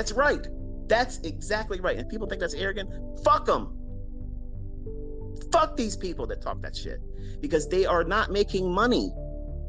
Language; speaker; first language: English; native; English